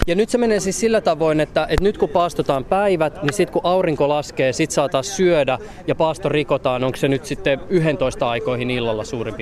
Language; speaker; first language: Finnish; native; Finnish